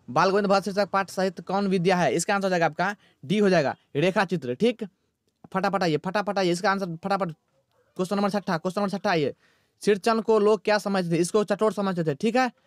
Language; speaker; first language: Hindi; native; Hindi